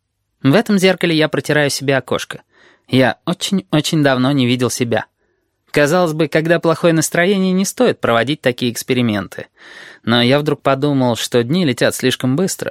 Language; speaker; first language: Russian; native; Russian